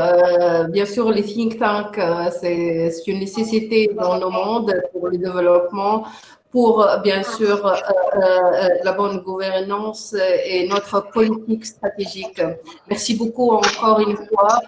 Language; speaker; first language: French; non-native, local second language; Arabic